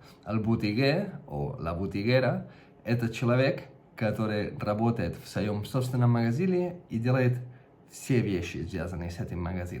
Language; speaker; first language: Russian; non-native, fluent; Catalan